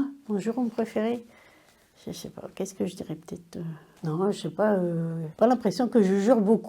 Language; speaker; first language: French; native; French